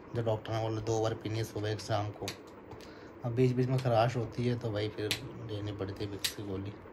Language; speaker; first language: Hindi; native; Hindi